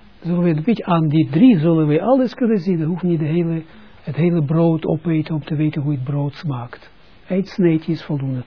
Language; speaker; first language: Dutch; non-native, fluent; Russian